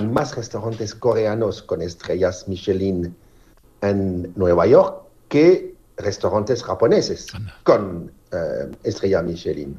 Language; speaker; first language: Spanish; non-native, fluent; French